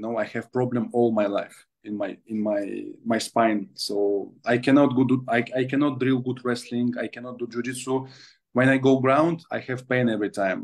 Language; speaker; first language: English; non-native, learner; Russian